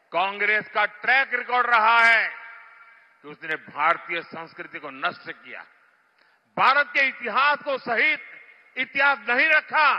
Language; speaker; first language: Hindi; non-native, local second language; Gujarati